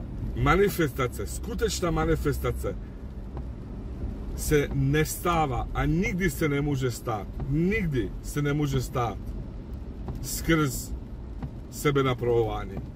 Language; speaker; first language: Czech; non-native, fluent; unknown